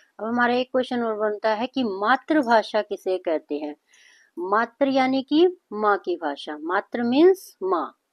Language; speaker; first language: Hindi; native; Hindi